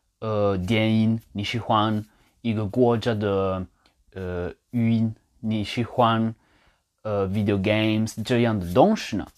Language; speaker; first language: Chinese; non-native, learner; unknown